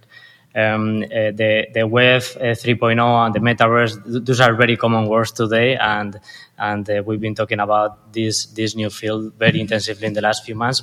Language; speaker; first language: English; non-native, fluent; Spanish